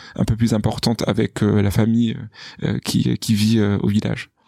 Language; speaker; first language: French; native; French